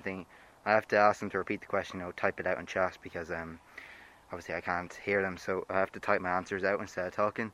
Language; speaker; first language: English; native; English